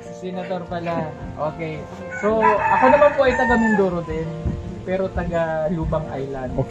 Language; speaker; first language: Filipino; native; Filipino